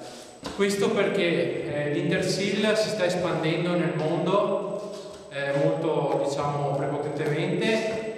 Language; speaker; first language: Italian; native; Italian